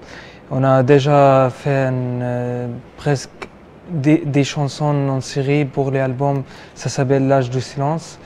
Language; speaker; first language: French; non-native, learner; Arabic